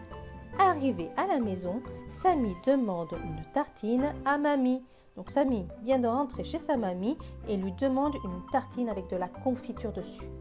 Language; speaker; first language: French; native; French